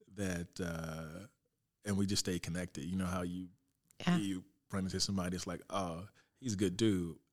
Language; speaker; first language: English; native; English